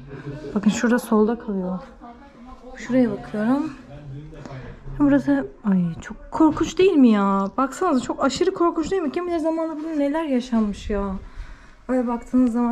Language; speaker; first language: Turkish; native; Turkish